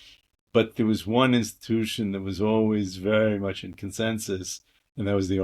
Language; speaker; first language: English; native; English